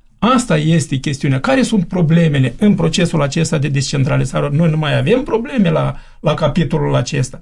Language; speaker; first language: Romanian; native; Romanian